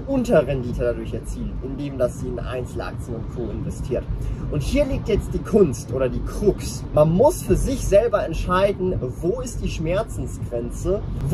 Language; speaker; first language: German; native; German